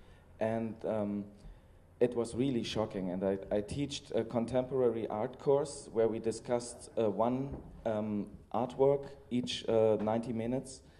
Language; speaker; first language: English; non-native, fluent; German